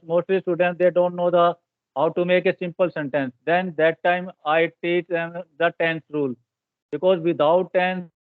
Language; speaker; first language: English; non-native, learner; Hindi